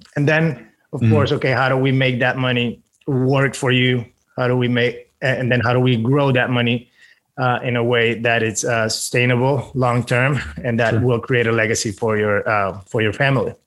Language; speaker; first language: English; non-native, fluent; Spanish